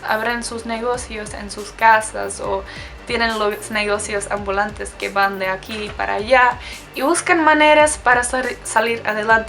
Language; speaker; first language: Spanish; non-native, fluent; Czech